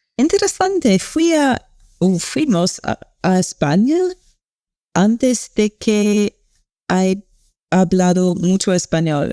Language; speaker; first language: Spanish; non-native, learner; English